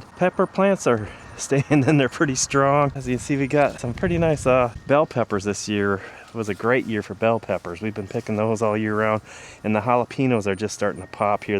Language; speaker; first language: English; native; English